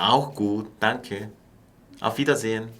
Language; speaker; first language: German; non-native, fluent; Korean